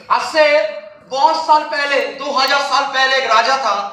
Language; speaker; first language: Hindi; non-native, local second language; Bangla